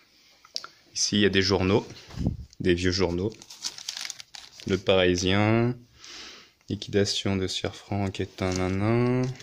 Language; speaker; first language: French; native; French